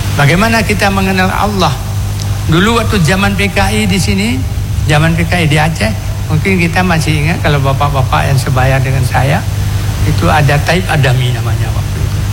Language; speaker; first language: Indonesian; non-native, local second language; Achinese